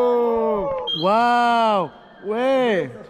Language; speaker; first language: French; native; French